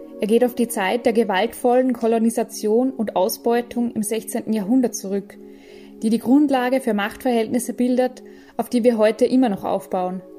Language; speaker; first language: German; native; German